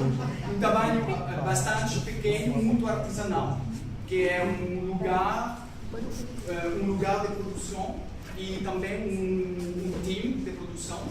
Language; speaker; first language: Portuguese; non-native, learner; French